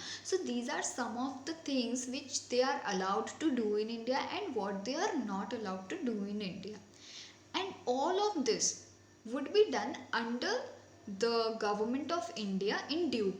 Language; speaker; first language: English; non-native, local second language; Hindi